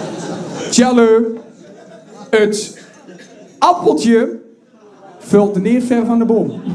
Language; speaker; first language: Dutch; native; Dutch